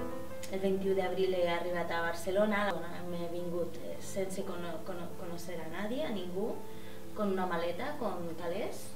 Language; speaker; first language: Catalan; non-native, learner; Spanish